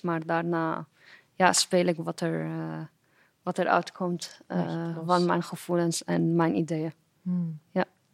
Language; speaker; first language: Dutch; non-native, fluent; Arabic